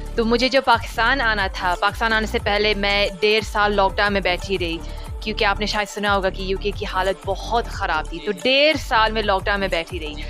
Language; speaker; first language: Urdu; early bilingual, heritage; Urdu